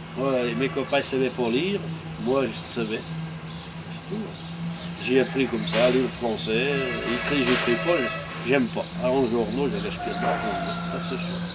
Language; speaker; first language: French; non-native, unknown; Portuguese